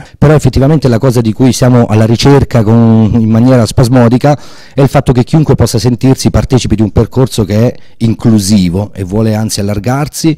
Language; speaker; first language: Italian; native; Italian